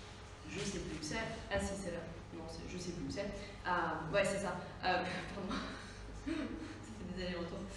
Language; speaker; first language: French; native; French